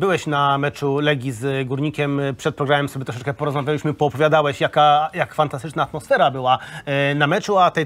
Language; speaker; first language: Polish; native; Polish